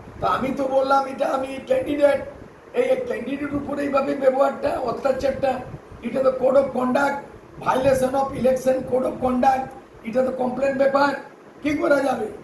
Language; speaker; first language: Bangla; non-native, local second language; Santali